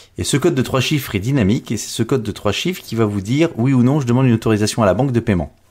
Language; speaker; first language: French; native; French